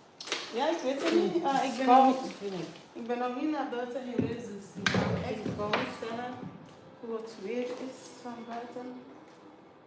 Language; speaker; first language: Dutch; non-native, learner; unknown